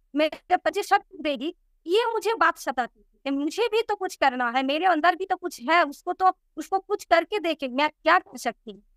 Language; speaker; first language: Hindi; non-native, local second language; Bangla